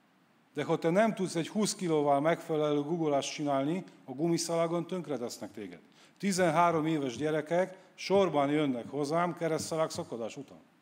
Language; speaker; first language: Hungarian; non-native, fluent; Polish